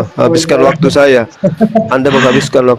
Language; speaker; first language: Indonesian; native; Indonesian